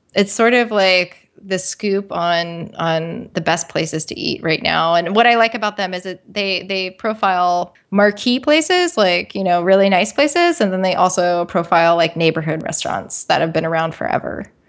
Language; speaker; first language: English; native; English